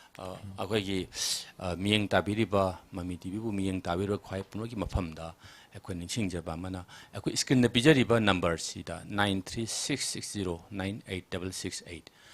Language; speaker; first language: Manipuri; native; Manipuri